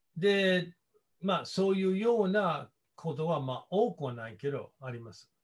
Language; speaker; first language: Japanese; non-native, fluent; English